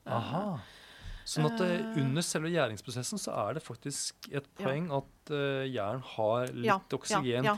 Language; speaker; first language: Norwegian; native; Norwegian